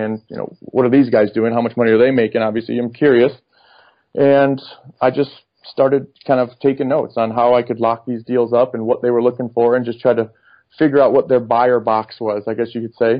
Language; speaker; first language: English; native; English